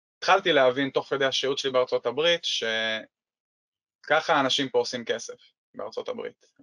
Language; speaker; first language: Hebrew; native; Hebrew